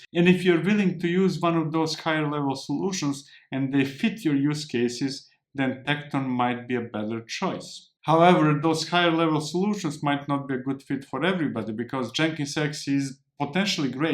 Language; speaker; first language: English; non-native, fluent; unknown